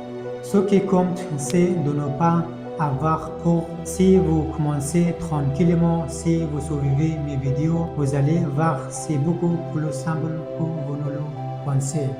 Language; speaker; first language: French; non-native, fluent; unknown